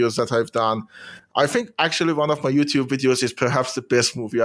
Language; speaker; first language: English; non-native, fluent; Persian